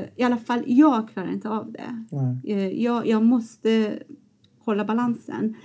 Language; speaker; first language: Swedish; non-native, fluent; Persian